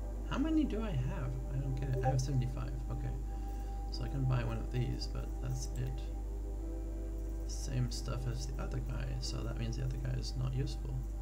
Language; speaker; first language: English; non-native, learner; French